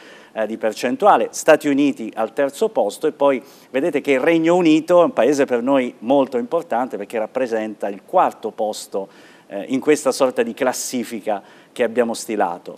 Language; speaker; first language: Italian; native; Italian